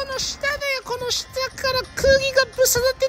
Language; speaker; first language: Japanese; native; Japanese